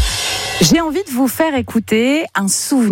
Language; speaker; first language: French; native; French